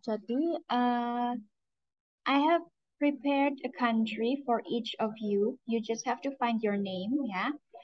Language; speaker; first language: English; non-native, fluent; Indonesian